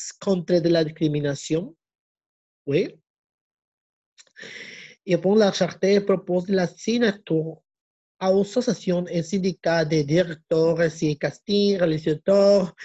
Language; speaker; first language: French; non-native, learner; Spanish